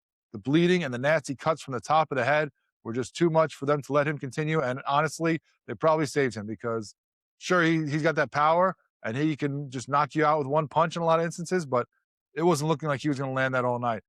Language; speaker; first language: English; native; English